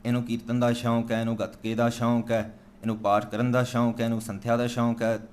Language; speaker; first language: Punjabi; early bilingual, other home language; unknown